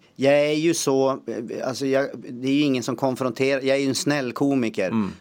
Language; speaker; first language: Swedish; native; Swedish